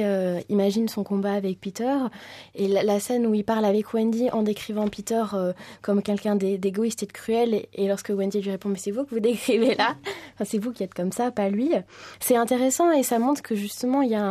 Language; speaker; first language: French; native; French